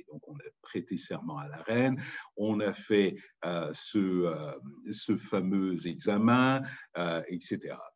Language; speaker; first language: French; native; French